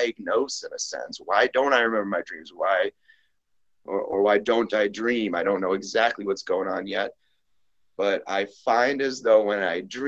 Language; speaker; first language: English; native; English